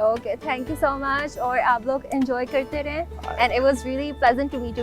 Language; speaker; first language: Hindi; non-native, fluent; Chinese